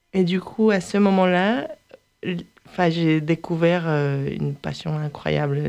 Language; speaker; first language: French; non-native, fluent; Spanish